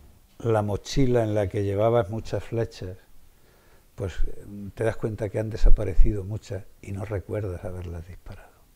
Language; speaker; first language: Spanish; native; Spanish